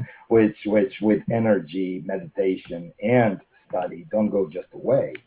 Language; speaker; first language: English; non-native, fluent; Russian